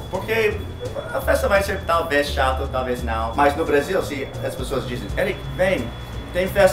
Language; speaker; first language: Portuguese; non-native, learner; English